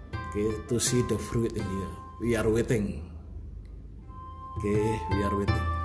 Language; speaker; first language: English; non-native, learner; Indonesian